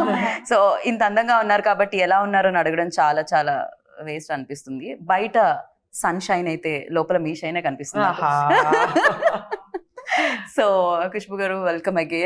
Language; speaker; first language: Telugu; native; Telugu